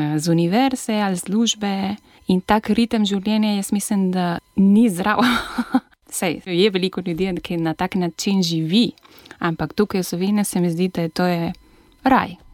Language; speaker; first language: Slovenian; non-native, fluent; Spanish